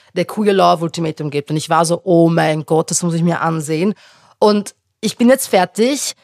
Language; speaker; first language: German; non-native, local second language; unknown